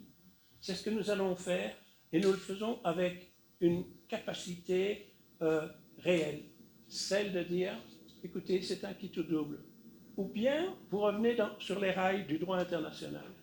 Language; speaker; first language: French; native; French